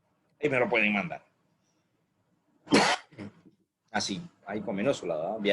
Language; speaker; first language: Spanish; native; Spanish